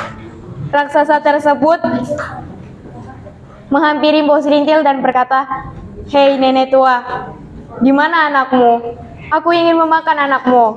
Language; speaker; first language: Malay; non-native, local second language; Javanese